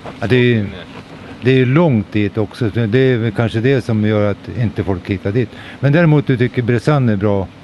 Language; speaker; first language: Swedish; native; Swedish